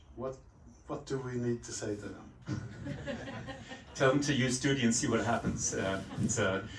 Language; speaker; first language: English; native; English